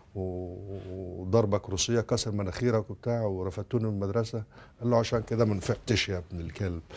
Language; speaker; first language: Arabic; native; Arabic